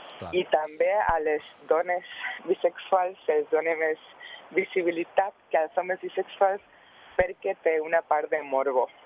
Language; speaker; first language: Catalan; non-native, local second language; Spanish